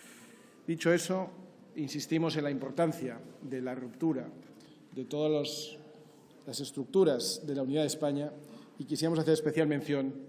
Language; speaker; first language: Spanish; native; Spanish